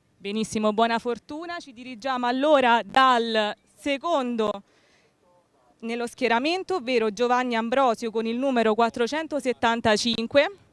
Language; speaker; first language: Italian; native; Italian